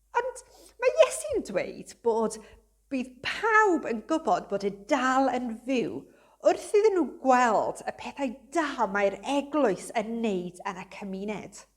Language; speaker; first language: Welsh; non-native, local second language; English